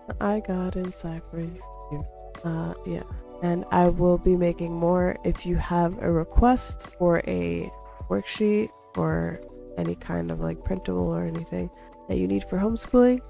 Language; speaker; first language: English; native; English